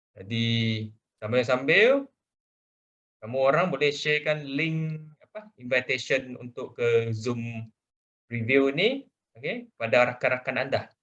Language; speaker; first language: Malay; non-native, local second language; Chinese